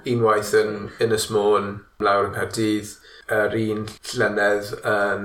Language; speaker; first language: Welsh; non-native, local second language; English